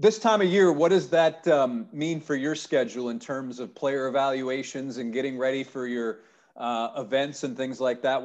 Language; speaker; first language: English; native; English